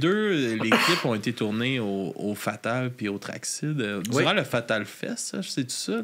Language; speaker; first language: French; native; French